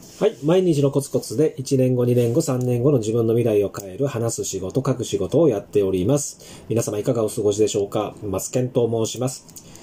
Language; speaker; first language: Japanese; native; Japanese